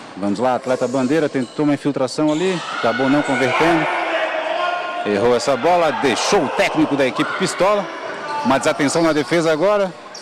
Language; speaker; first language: Portuguese; native; Portuguese